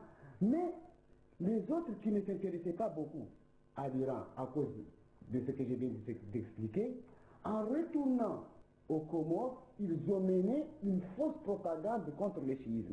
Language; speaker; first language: French; non-native, local second language; Ngazidja Comorian